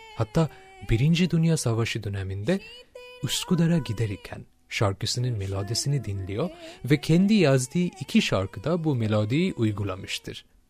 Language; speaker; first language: Turkish; non-native, fluent; Bangla